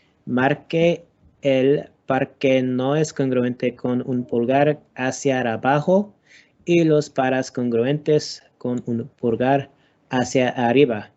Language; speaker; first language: Spanish; non-native, learner; English